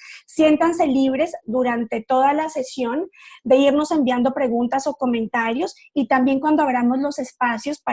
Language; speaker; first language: Spanish; native; Spanish